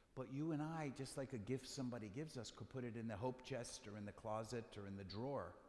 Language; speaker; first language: English; native; English